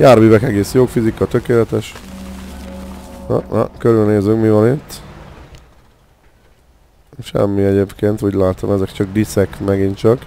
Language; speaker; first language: Hungarian; native; Hungarian